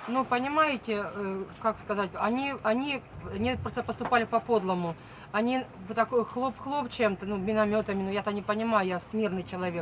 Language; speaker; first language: Russian; native; Russian